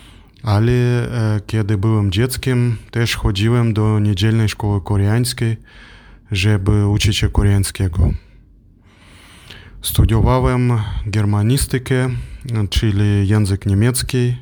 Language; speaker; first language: Polish; non-native, learner; German